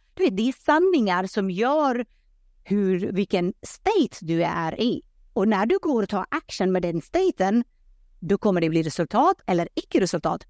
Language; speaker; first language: Swedish; early bilingual, other home language; Pashto